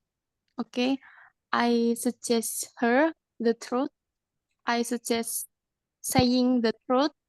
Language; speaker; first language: English; non-native, learner; Indonesian